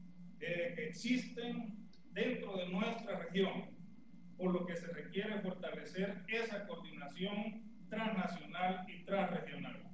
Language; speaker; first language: Spanish; native; Spanish